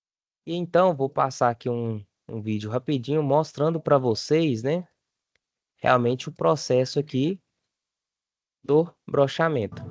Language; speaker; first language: Portuguese; native; Portuguese